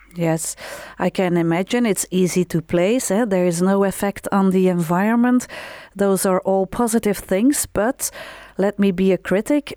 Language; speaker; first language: English; non-native, fluent; Dutch